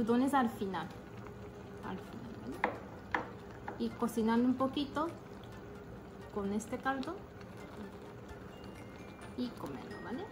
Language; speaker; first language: Spanish; non-native, fluent; Japanese